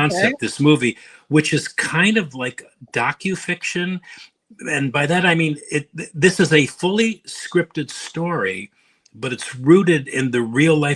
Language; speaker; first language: English; native; English